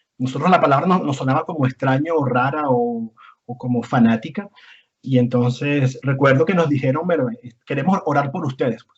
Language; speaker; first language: Spanish; native; Spanish